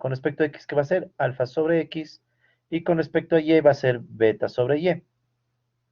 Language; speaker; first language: Spanish; native; Spanish